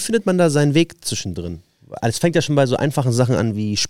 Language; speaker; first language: German; native; German